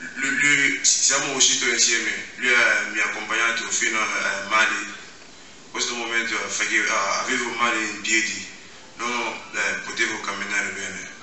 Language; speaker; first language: Italian; non-native, learner; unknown